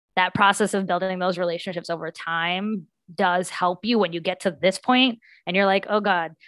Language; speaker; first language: English; native; English